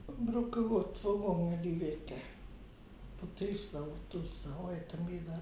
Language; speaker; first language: Swedish; non-native, fluent; Portuguese